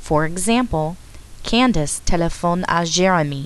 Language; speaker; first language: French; non-native, fluent; English